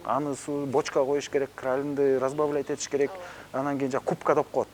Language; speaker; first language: Russian; non-native, local second language; Kyrgyz